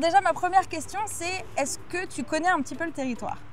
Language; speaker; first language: French; native; French